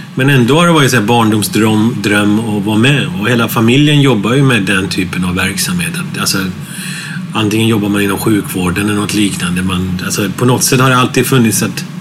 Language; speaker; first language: Swedish; early bilingual, other home language; Arabic